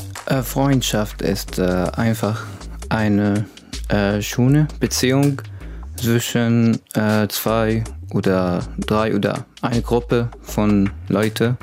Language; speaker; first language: German; non-native, learner; Arabic